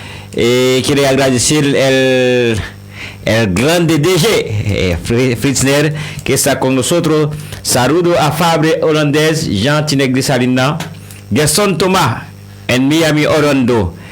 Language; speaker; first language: Spanish; non-native, learner; Haitian Creole